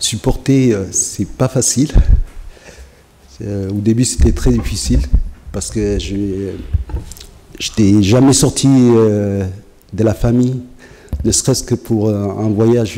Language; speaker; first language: French; non-native, fluent; Tigrinya